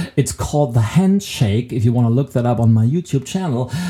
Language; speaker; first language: English; non-native, fluent; German